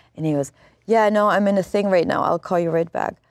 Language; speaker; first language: English; non-native, fluent; German